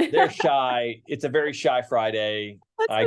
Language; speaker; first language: English; native; English